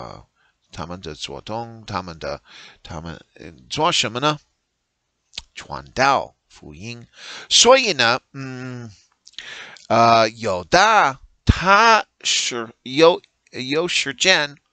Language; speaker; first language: Chinese; non-native, learner; English